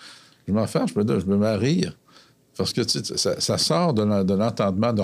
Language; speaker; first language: French; native; French